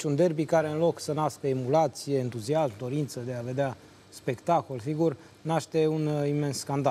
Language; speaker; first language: Romanian; native; Romanian